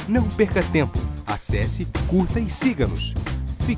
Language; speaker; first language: Portuguese; native; Portuguese